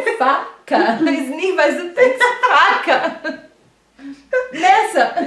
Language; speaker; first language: German; non-native, fluent; Portuguese